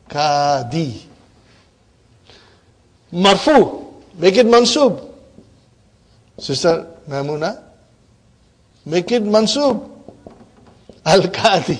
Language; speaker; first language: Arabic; non-native, fluent; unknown